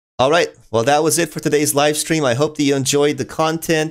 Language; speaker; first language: English; native; English